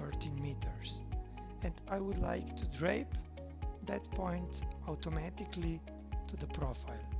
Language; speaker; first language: English; non-native, fluent; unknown